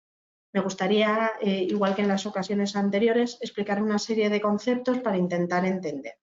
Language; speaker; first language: Spanish; native; Spanish